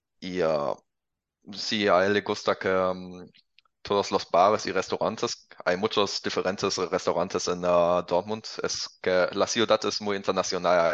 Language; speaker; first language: Spanish; non-native, learner; German